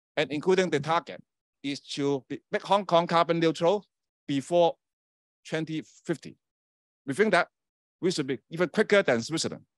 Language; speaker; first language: English; non-native, local second language; Chinese